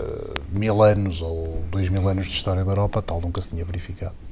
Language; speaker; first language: Portuguese; native; Portuguese